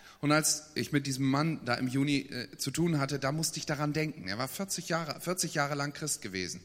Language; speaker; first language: German; native; German